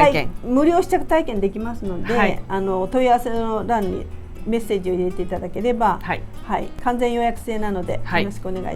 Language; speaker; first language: Japanese; native; Japanese